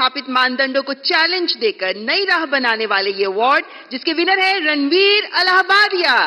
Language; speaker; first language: Hindi; native; Hindi